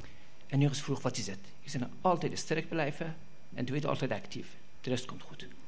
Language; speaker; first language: Dutch; non-native, fluent; Persian